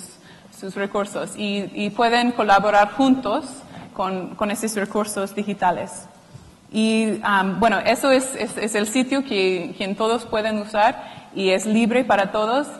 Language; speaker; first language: Spanish; non-native, fluent; English